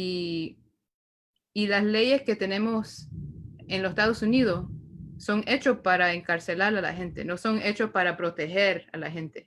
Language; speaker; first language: Spanish; early bilingual, heritage; Spanish